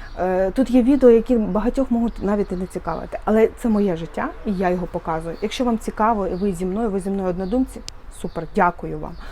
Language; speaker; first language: Ukrainian; native; Ukrainian